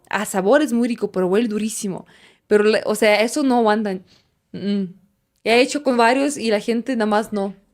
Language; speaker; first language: Spanish; non-native, fluent; Russian